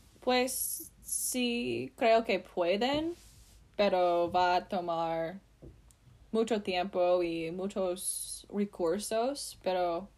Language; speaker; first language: Spanish; non-native, learner; English